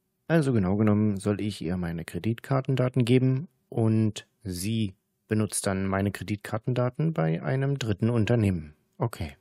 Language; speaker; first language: German; native; German